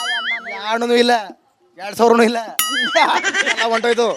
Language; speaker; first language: Kannada; native; Kannada